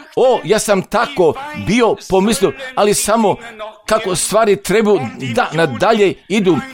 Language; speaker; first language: Croatian; non-native, fluent; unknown